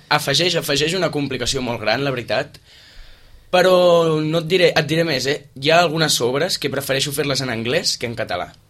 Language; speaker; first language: Catalan; native; Catalan